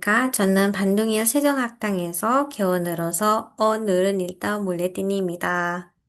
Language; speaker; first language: Korean; non-native, fluent; Indonesian